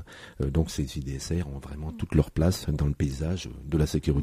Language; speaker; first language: French; native; French